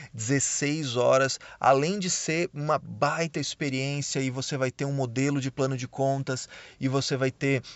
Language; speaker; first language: Portuguese; native; Portuguese